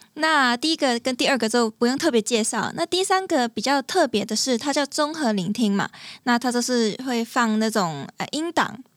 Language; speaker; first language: Chinese; non-native, local second language; Cantonese